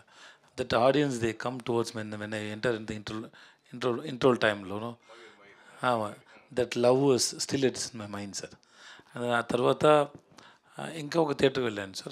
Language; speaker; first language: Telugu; non-native, learner; Tamil